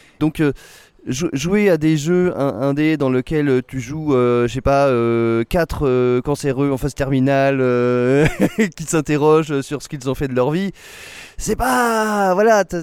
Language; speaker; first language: French; native; French